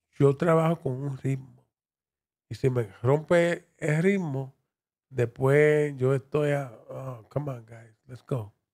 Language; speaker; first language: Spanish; early bilingual, heritage; Spanish